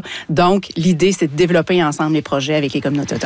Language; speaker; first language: French; native; French